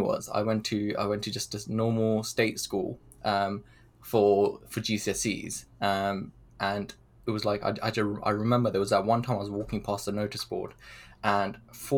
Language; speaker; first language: English; early bilingual, other home language; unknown